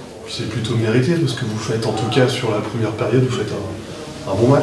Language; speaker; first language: French; native; French